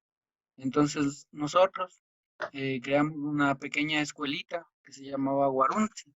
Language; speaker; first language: Spanish; non-native, local second language; Quechua